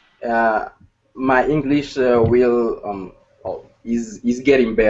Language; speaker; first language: English; non-native, learner; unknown